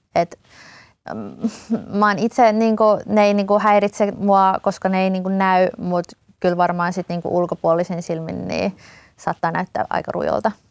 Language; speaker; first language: Finnish; native; Finnish